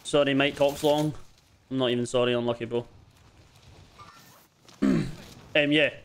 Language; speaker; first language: English; native; English